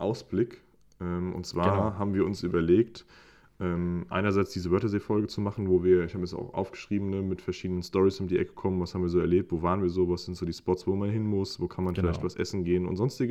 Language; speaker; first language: German; native; German